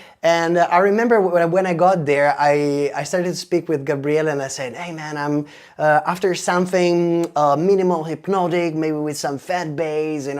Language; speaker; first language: English; non-native, fluent; Italian